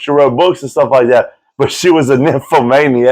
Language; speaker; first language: English; native; English